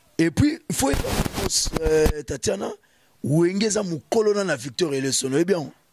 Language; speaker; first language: Lingala; native; Lingala